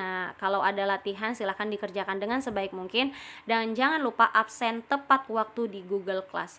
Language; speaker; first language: Indonesian; native; Indonesian